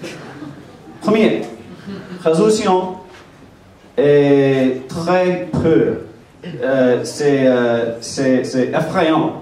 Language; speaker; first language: French; non-native, learner; English